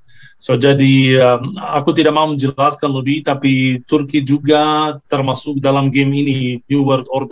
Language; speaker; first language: Indonesian; non-native, fluent; Arabic